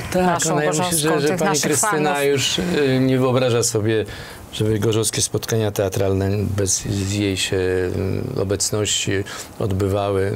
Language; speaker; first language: Polish; native; Polish